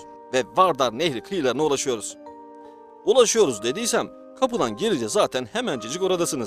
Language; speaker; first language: Turkish; native; Turkish